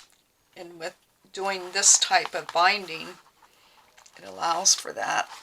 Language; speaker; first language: English; native; English